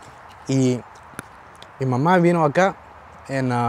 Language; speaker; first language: Spanish; early bilingual, heritage; Spanish